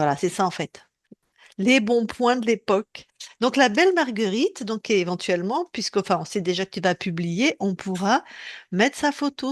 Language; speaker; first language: French; native; French